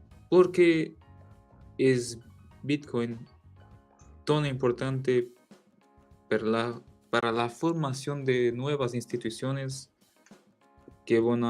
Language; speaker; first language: Spanish; non-native, learner; Portuguese